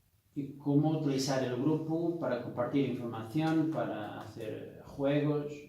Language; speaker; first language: Spanish; non-native, fluent; Portuguese